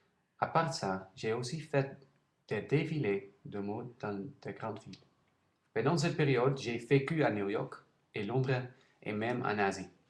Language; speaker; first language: French; non-native, learner; Dutch